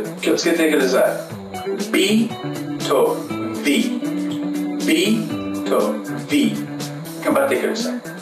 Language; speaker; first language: Japanese; non-native, fluent; English